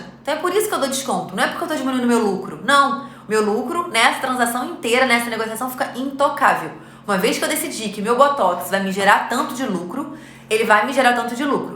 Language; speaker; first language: Portuguese; native; Portuguese